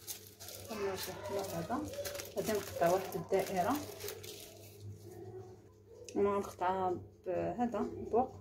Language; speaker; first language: Arabic; native; Arabic